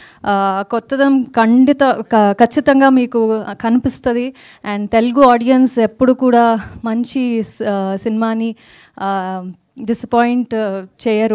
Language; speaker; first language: Telugu; non-native, fluent; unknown